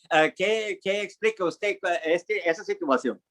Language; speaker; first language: Spanish; non-native, fluent; English